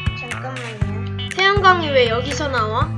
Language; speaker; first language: Korean; native; Korean